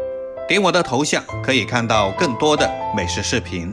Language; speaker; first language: Chinese; native; Chinese